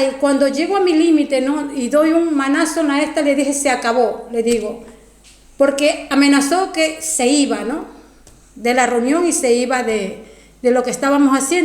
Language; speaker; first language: Spanish; native; Spanish